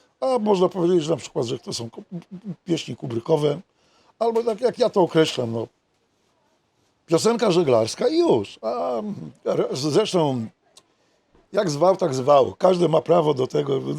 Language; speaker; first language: Polish; native; Polish